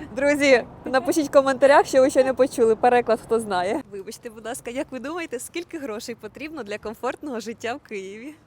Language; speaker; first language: Ukrainian; native; Ukrainian